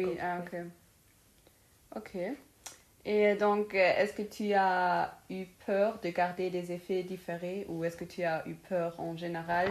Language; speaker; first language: French; non-native, local second language; Luxembourgish